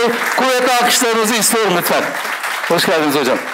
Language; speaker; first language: Turkish; native; Turkish